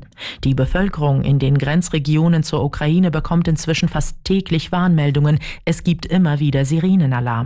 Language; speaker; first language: German; native; German